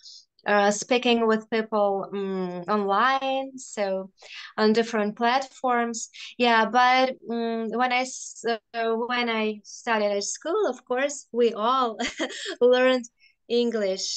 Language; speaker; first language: English; non-native, fluent; Russian